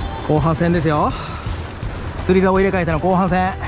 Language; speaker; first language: Japanese; native; Japanese